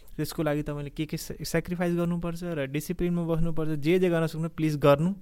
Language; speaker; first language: Nepali; early bilingual, heritage; Nepali